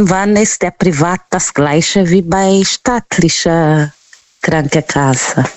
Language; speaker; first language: German; non-native, fluent; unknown